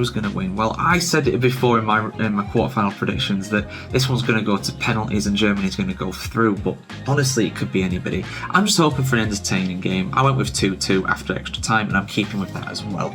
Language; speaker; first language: English; native; English